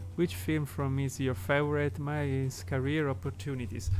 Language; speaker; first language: English; non-native, fluent; Italian